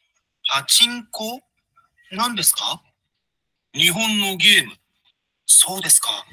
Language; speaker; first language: Japanese; non-native, learner; Bangla